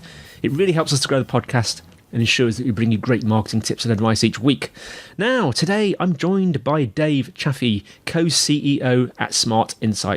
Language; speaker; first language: English; native; English